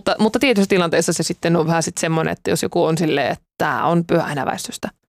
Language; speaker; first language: Finnish; native; Finnish